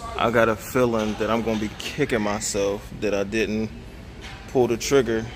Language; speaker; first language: English; native; English